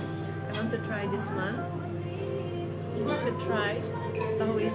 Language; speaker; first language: English; non-native, learner; Indonesian